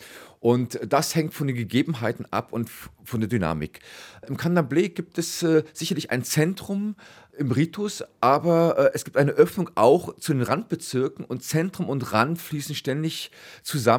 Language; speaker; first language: German; native; German